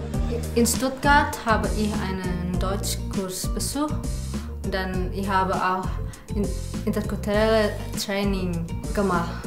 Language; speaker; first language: German; non-native, learner; Indonesian